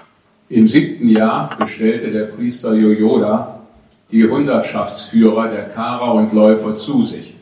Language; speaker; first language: German; native; German